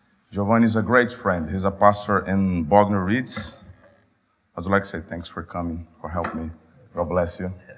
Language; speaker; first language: English; non-native, learner; Portuguese